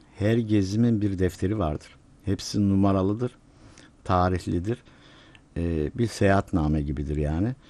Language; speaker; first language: Turkish; native; Turkish